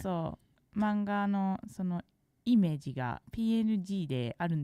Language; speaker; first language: Japanese; native; Japanese